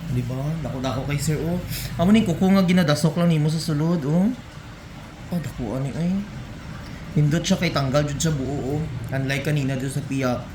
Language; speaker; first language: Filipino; non-native, local second language; Hiligaynon